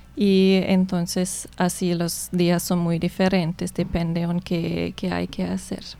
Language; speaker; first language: Spanish; non-native, fluent; German